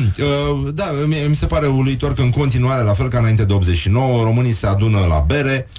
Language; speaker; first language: Romanian; native; Romanian